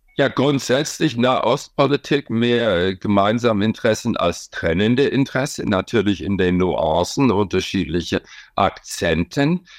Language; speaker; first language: German; non-native, fluent; English